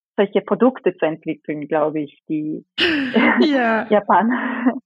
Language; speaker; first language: German; early bilingual, other home language; Japanese